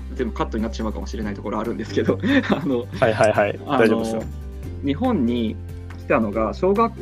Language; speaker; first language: Japanese; early bilingual, heritage; Japanese